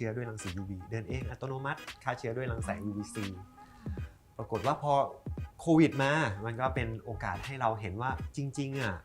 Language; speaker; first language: Thai; native; Thai